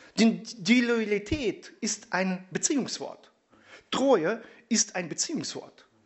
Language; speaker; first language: German; non-native, fluent; Russian